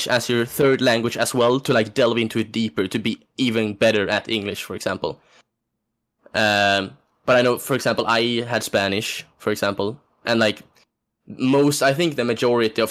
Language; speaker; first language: English; non-native, fluent; Swedish